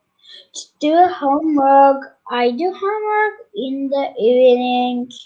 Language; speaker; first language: English; non-native, learner; Turkish